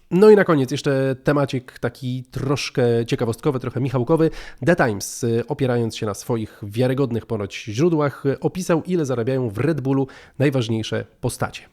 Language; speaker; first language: Polish; native; Polish